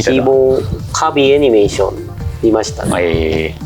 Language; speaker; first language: Japanese; non-native, fluent; Korean